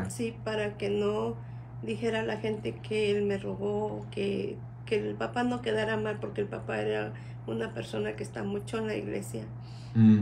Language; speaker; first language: Spanish; native; Spanish